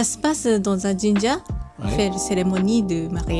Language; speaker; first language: French; non-native, learner; Japanese